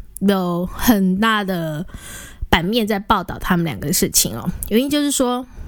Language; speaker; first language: Chinese; native; Chinese